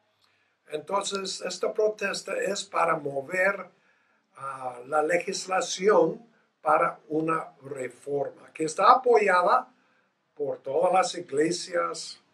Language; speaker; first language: Spanish; non-native, fluent; English